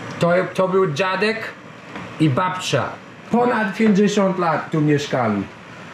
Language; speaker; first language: Polish; non-native, learner; English